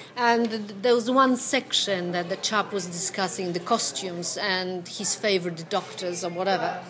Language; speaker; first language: English; non-native, fluent; Polish